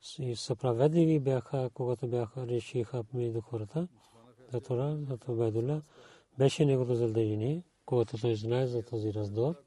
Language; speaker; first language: Bulgarian; non-native, learner; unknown